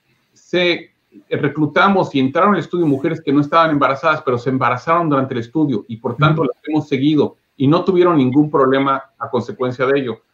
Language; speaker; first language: Spanish; native; Spanish